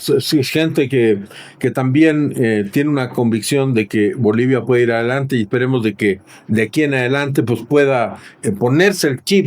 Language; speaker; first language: Spanish; native; Spanish